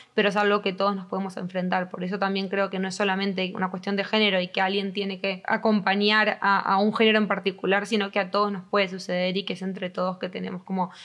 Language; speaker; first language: Spanish; native; Spanish